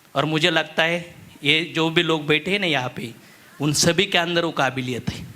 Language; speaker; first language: Hindi; non-native, local second language; Marathi